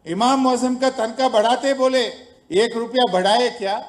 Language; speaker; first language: Hindi; non-native, local second language; Telugu